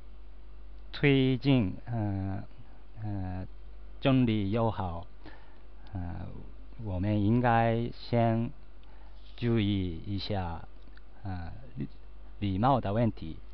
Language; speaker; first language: Chinese; non-native, learner; Japanese